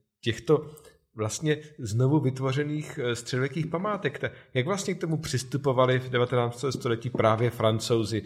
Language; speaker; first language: Czech; native; Czech